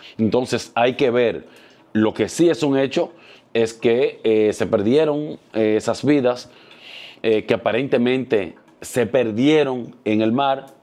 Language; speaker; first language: Spanish; native; Spanish